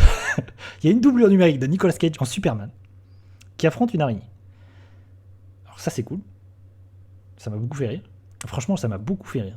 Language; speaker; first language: French; native; French